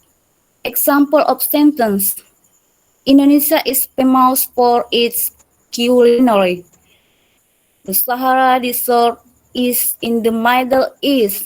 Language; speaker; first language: English; non-native, learner; Indonesian